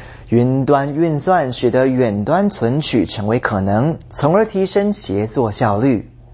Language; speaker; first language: Chinese; native; Chinese